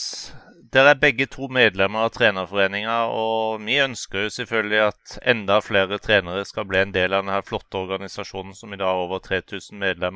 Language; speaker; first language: Norwegian; native; Norwegian